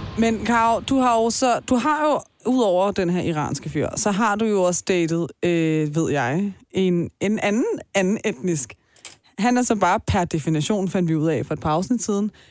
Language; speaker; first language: Danish; native; Danish